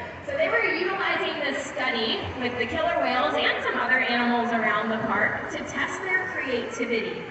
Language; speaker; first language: English; native; English